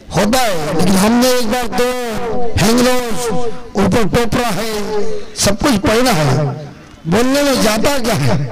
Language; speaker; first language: Hindi; non-native, local second language; Marathi